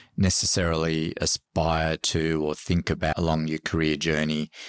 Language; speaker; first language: English; early bilingual, other home language; Arabic